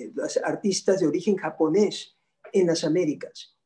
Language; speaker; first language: Spanish; native; Spanish